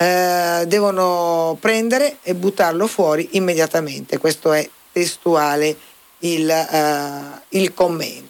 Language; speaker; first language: Italian; native; Italian